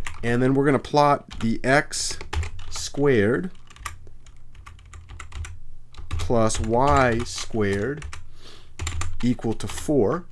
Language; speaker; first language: English; native; English